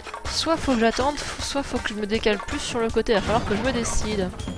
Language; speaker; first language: French; native; French